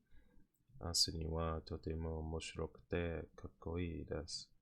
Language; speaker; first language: Japanese; non-native, learner; English